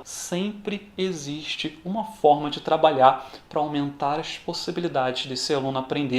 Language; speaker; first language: Portuguese; native; Portuguese